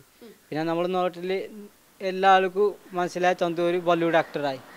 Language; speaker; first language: Malayalam; non-native, local second language; Odia